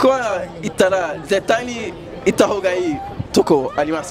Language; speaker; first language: Japanese; non-native, learner; English